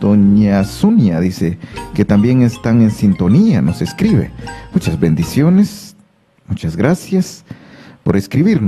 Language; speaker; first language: Spanish; native; Spanish